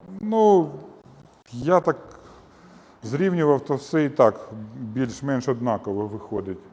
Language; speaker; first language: Ukrainian; native; Ukrainian